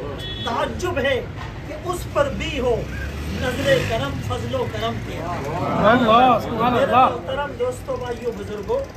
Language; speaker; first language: Urdu; native; Urdu